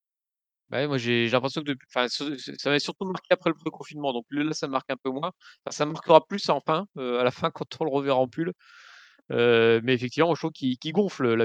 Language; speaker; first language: French; native; French